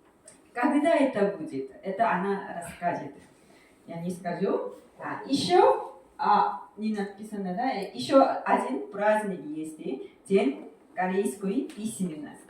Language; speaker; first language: Russian; non-native, fluent; Korean